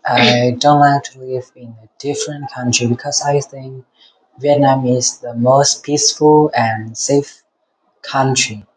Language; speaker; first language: English; non-native, learner; Vietnamese